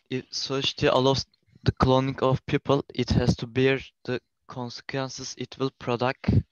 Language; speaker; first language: English; non-native, learner; Turkish